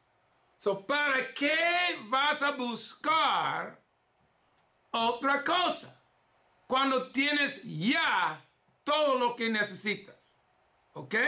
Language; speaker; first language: Spanish; early bilingual, heritage; English